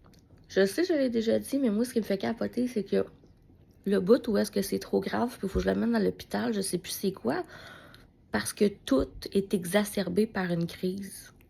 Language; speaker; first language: French; native; French